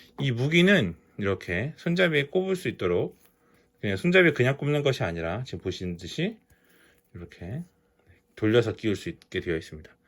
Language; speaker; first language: Korean; native; Korean